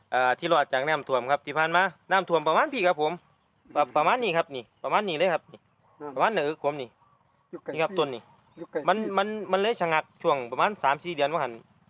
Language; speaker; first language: Thai; native; Thai